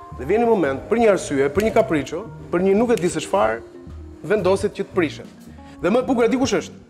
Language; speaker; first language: Albanian; native; Albanian